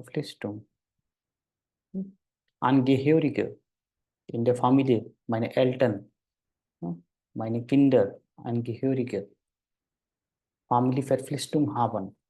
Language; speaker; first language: German; non-native, fluent; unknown